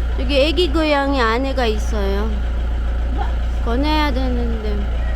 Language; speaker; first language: Korean; non-native, fluent; Filipino